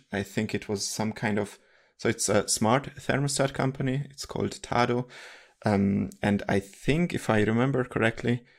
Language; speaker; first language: English; non-native, fluent; Hungarian